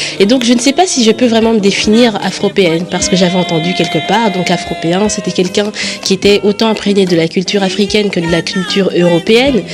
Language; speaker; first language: French; early bilingual, other home language; Kongo